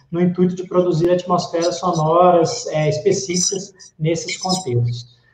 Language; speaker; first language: Portuguese; native; Portuguese